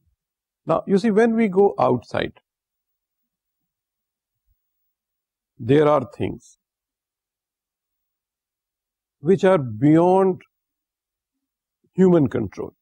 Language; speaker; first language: English; non-native, local second language; Urdu